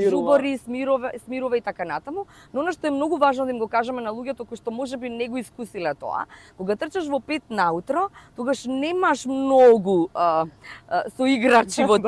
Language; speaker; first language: Macedonian; native; Macedonian